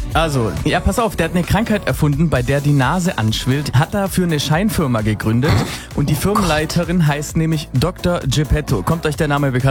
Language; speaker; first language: German; native; German